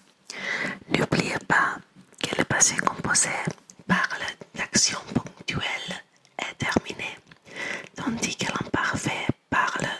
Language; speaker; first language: French; non-native, learner; English